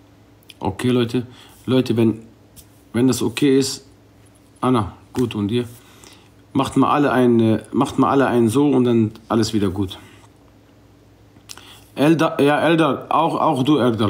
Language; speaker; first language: German; non-native, local second language; Arabic